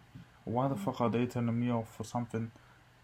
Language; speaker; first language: English; native; English